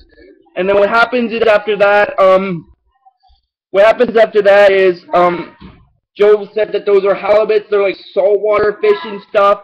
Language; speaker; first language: English; native; English